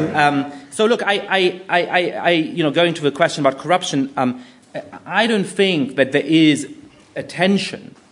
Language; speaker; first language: English; non-native, fluent; German